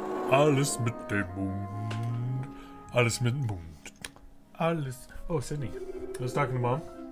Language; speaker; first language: German; non-native, learner; English